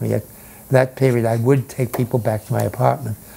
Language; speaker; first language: English; native; English